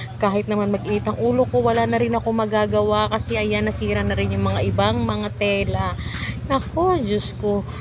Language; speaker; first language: Filipino; native; Filipino